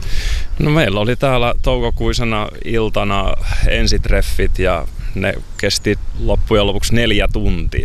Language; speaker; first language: Finnish; native; Finnish